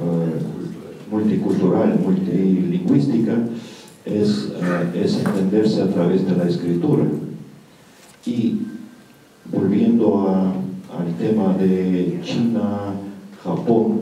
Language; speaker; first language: Spanish; non-native, fluent; Russian